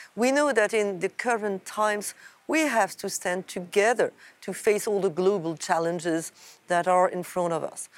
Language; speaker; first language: English; non-native, fluent; French